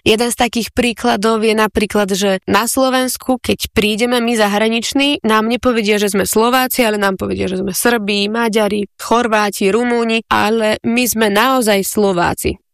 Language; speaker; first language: Slovak; early bilingual, heritage; Slovak